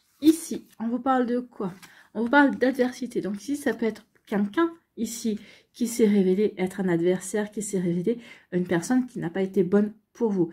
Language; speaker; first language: French; native; French